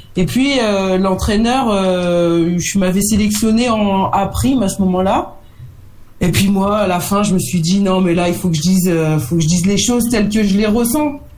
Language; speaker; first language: French; native; French